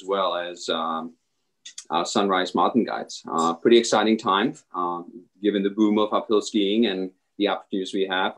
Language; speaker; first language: English; non-native, fluent; Czech